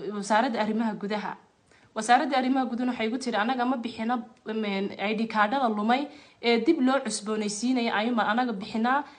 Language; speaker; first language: Somali; native; Somali